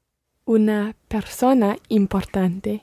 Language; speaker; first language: Spanish; non-native, learner; English